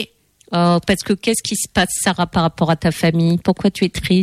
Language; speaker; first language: French; native; French